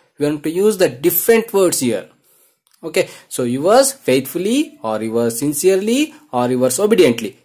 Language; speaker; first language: English; non-native, local second language; Kannada